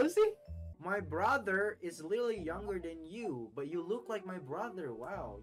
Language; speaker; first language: English; non-native, fluent; Indonesian